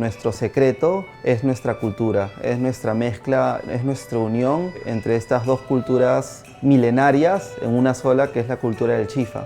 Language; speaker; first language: Spanish; native; Spanish